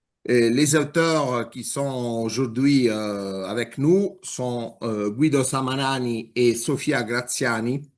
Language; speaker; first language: French; non-native, fluent; Italian